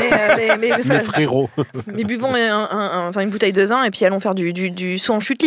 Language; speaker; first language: French; native; French